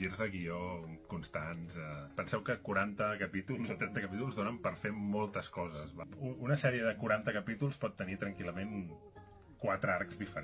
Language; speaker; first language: Catalan; native; Catalan